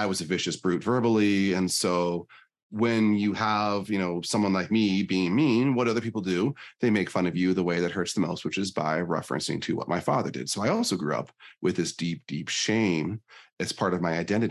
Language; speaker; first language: English; native; English